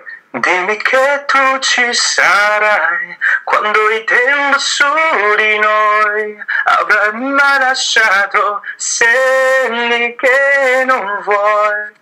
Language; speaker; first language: Italian; non-native, fluent; Chinese